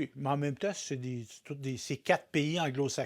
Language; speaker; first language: French; native; French